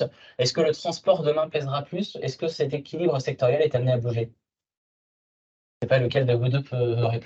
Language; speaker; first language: French; native; French